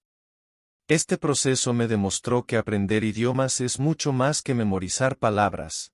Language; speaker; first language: Spanish; non-native, fluent; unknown